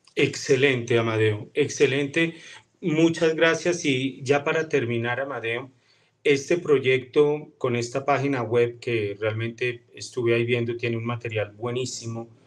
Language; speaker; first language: Spanish; native; Spanish